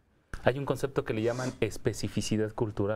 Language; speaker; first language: Spanish; native; Spanish